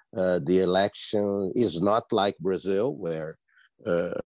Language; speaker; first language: English; non-native, fluent; Portuguese